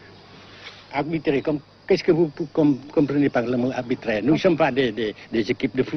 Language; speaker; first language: French; non-native, local second language; Vietnamese